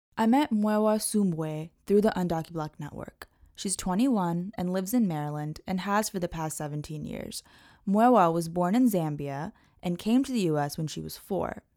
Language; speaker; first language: English; native; English